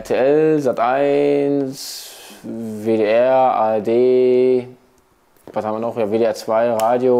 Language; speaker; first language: German; native; German